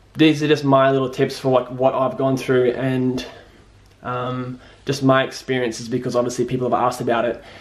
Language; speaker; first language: English; native; English